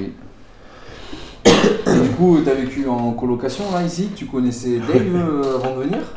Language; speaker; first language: French; native; French